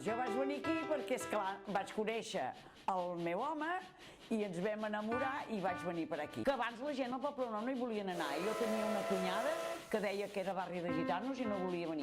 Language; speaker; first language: Catalan; native; Catalan